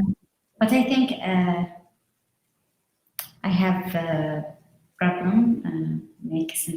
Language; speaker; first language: English; non-native, learner; Arabic